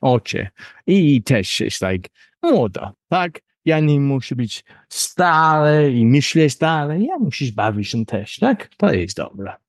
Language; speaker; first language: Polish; non-native, learner; English